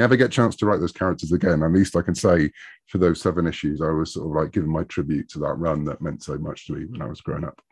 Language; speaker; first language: English; native; English